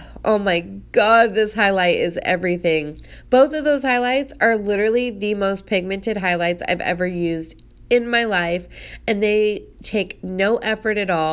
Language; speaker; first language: English; native; English